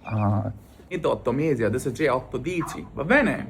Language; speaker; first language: Italian; non-native, learner; Bangla